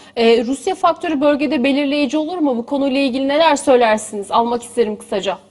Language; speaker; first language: Turkish; native; Turkish